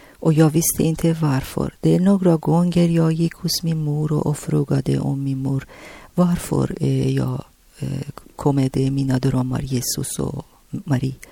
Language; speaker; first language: Swedish; non-native, learner; Persian